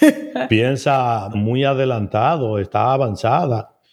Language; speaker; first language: Spanish; native; Spanish